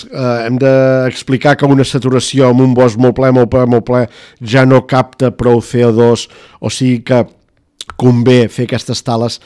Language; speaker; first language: Catalan; native; Catalan